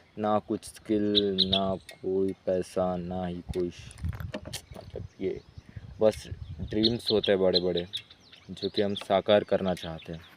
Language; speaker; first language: Hindi; non-native, local second language; Marathi